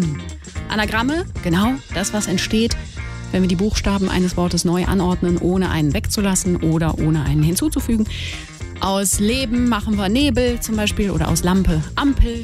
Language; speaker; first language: German; native; German